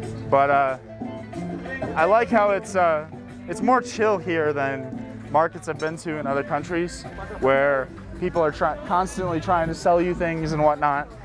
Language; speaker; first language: English; native; English